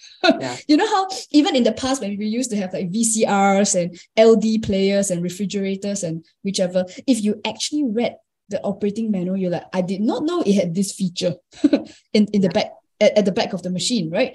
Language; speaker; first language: English; native; English